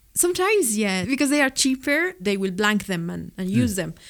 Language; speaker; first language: English; non-native, fluent; Spanish